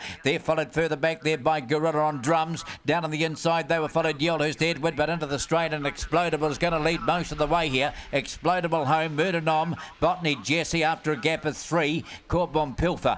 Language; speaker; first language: English; native; English